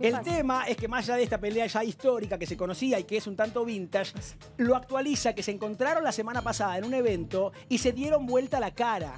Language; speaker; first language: Spanish; native; Spanish